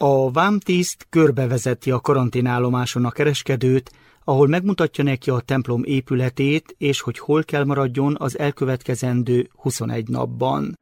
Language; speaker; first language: Hungarian; native; Hungarian